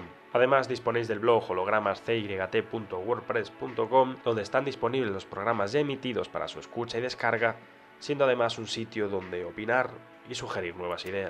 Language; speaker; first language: Spanish; native; Spanish